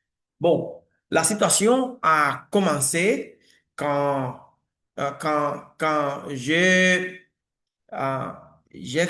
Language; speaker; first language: French; non-native, learner; Spanish